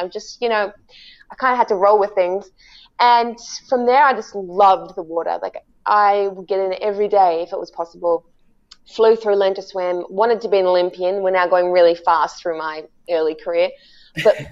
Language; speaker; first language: English; native; English